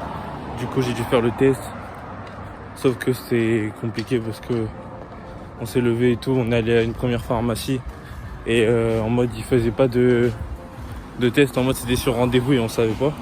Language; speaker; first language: French; native; French